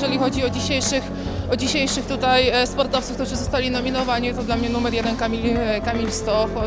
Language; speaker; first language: Polish; native; Polish